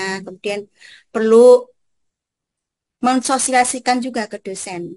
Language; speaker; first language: Indonesian; native; Indonesian